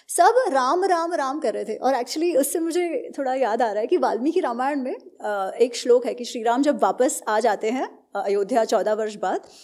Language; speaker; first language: Hindi; non-native, local second language; Gujarati